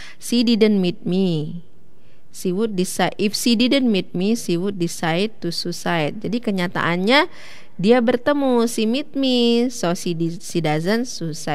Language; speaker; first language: English; non-native, fluent; Indonesian